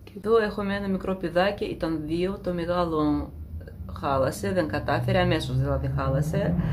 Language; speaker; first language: Greek; non-native, fluent; Russian